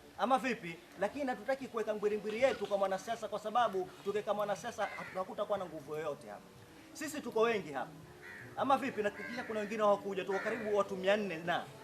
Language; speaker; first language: Swahili; non-native, local second language; Giryama